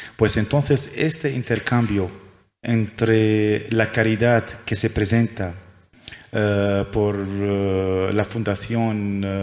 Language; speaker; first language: Spanish; non-native, fluent; Arabic